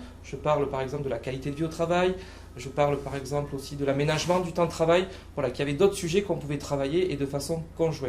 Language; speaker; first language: French; native; French